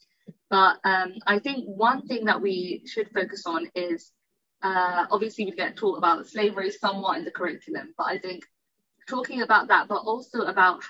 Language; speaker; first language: English; native; English